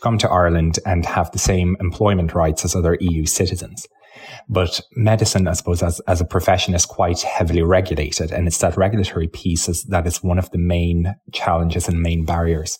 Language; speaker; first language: English; non-native, local second language; Lithuanian